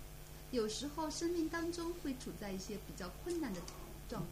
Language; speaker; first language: Chinese; native; Chinese